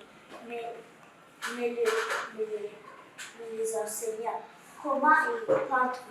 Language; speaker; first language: French; non-native, learner; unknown